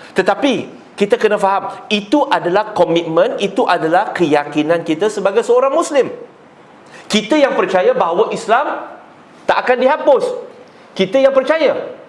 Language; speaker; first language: Malay; non-native, local second language; Chinese